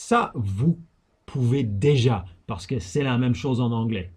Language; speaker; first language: French; non-native, fluent; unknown